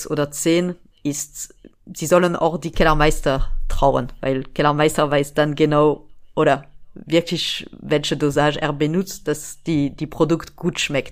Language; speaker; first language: German; non-native, fluent; French